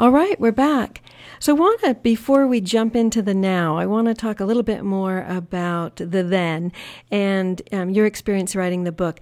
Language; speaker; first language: English; native; English